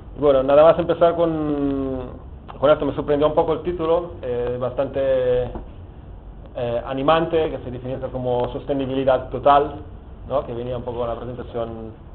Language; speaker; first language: Spanish; non-native, fluent; Italian